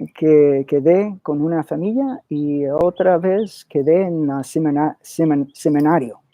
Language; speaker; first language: Spanish; early bilingual, other home language; English